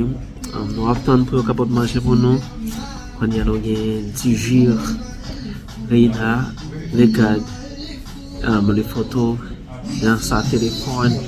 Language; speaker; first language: French; non-native, learner; Haitian Creole